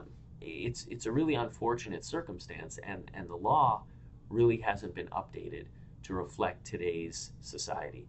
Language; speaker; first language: English; native; English